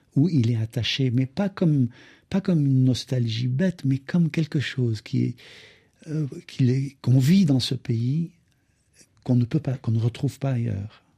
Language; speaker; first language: French; native; French